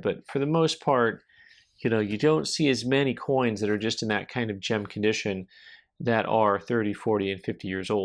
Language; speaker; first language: English; native; English